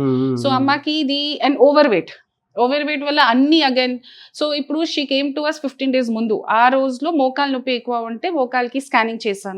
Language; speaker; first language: Telugu; non-native, local second language; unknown